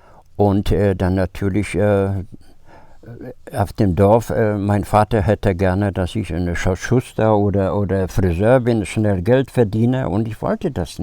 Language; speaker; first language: German; non-native, fluent; Polish